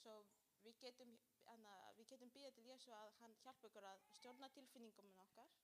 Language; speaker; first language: Icelandic; non-native, learner; Spanish